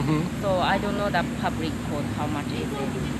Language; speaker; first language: English; non-native, learner; Japanese